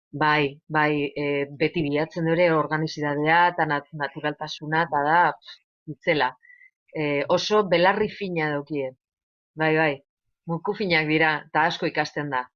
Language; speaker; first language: Basque; non-native, local second language; Spanish